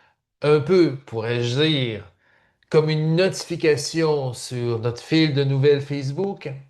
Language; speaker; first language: French; native; French